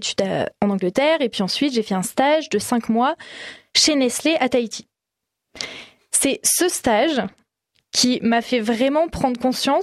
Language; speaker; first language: French; native; French